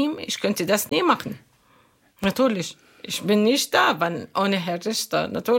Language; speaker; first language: German; non-native, learner; Arabic